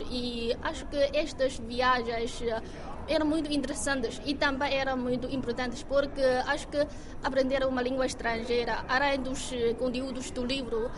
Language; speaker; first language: Portuguese; non-native, fluent; Chinese